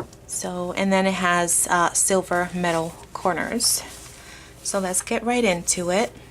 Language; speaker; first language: English; native; English